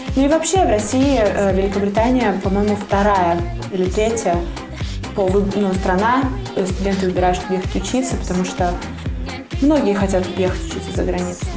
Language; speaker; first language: Russian; native; Russian